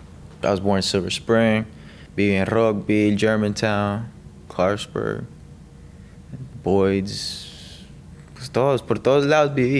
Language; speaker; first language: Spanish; early bilingual, heritage; English